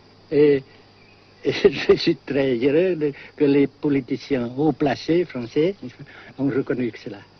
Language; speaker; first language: French; non-native, local second language; Vietnamese